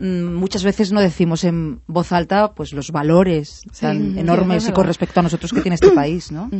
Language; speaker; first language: Spanish; native; Spanish